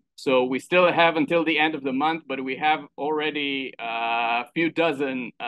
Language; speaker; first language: English; non-native, fluent; Hebrew